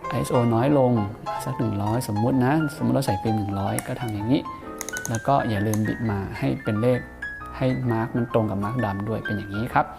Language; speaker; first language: Thai; native; Thai